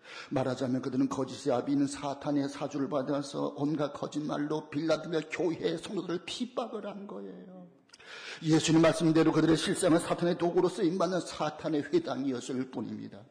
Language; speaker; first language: Korean; native; Korean